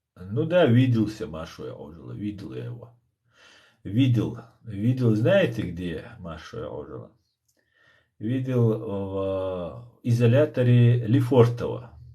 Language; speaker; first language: Russian; non-native, local second language; Chechen